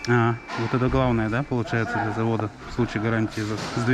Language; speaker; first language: Russian; native; Russian